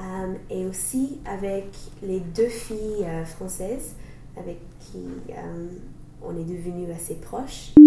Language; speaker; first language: French; non-native, fluent; English